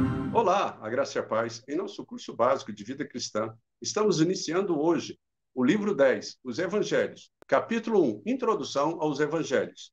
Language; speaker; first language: Portuguese; native; Portuguese